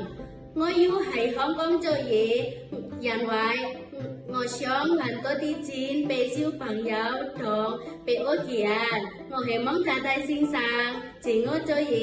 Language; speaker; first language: Cantonese; non-native, learner; Indonesian